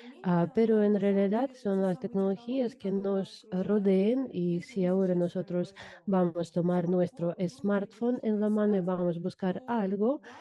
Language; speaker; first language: Spanish; non-native, fluent; Russian